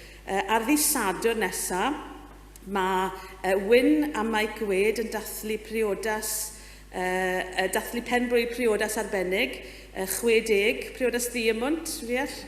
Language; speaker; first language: Welsh; native; Welsh